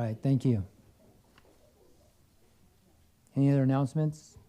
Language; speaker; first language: English; native; English